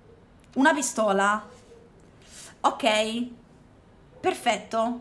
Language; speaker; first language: Italian; native; Italian